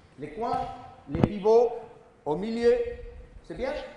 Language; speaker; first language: French; non-native, learner; Spanish